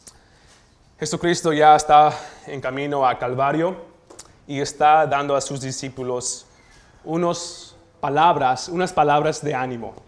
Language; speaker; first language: Spanish; early bilingual, heritage; Spanish